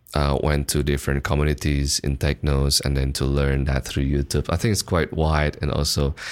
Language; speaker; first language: English; non-native, fluent; Indonesian